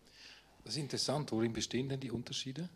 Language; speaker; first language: German; native; German